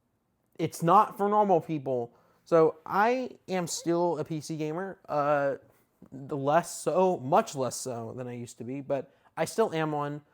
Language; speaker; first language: English; native; English